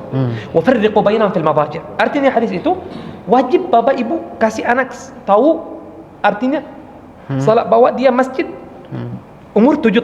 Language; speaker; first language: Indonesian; non-native, learner; Arabic